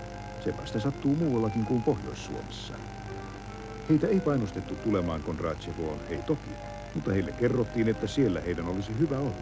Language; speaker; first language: Finnish; native; Finnish